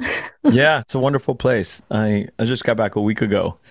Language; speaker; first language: English; native; English